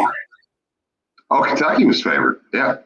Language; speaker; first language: English; native; English